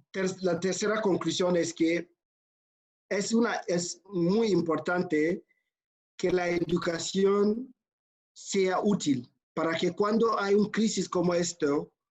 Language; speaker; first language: Spanish; non-native, fluent; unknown